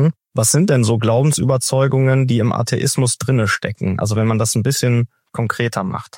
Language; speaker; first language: German; native; German